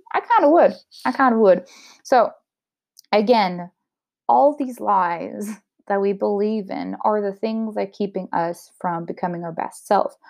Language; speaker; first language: English; non-native, local second language; French